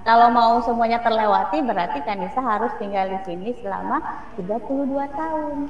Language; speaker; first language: Indonesian; native; Indonesian